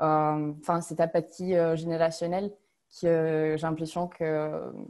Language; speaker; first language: French; non-native, fluent; Romanian